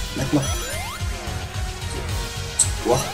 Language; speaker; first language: French; native; French